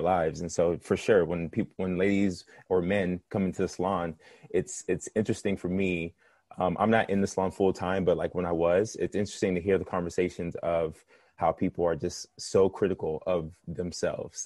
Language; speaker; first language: English; native; English